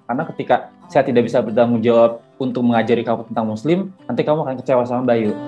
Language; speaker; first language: Indonesian; native; Indonesian